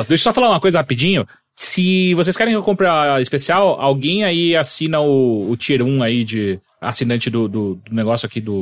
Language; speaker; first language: Portuguese; native; Portuguese